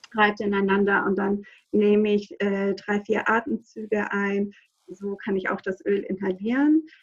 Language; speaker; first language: German; non-native, fluent; Greek